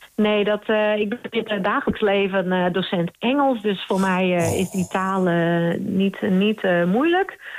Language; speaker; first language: Dutch; non-native, local second language; Western Frisian